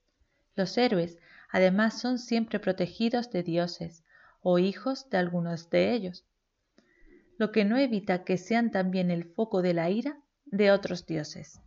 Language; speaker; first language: Spanish; native; Spanish